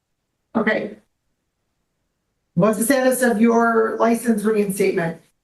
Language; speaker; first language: English; native; English